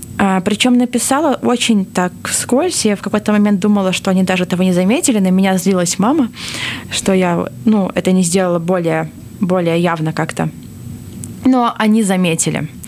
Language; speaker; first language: Russian; native; Russian